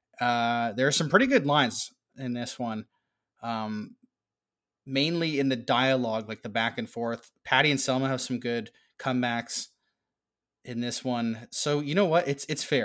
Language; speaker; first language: English; native; English